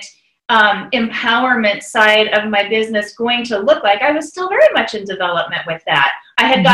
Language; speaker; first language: English; native; English